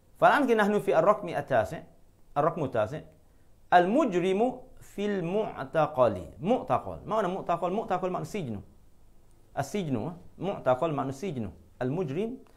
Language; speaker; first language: Arabic; non-native, fluent; Malay